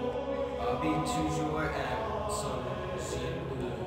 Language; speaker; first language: French; non-native, learner; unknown